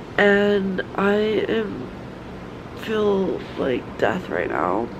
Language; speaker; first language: English; native; English